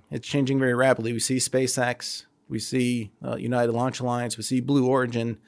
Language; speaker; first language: English; native; English